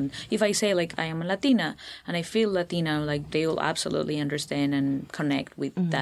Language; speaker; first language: English; non-native, fluent; Spanish